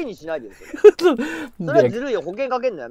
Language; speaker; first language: Japanese; native; Japanese